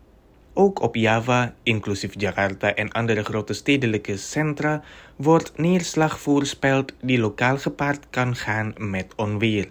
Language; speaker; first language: Dutch; non-native, fluent; Indonesian